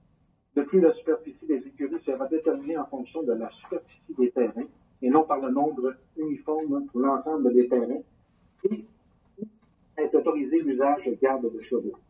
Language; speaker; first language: French; native; French